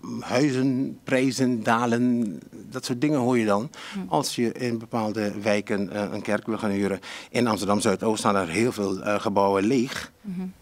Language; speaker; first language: Dutch; non-native, local second language; Papiamento